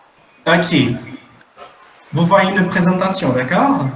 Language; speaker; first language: French; non-native, fluent; Portuguese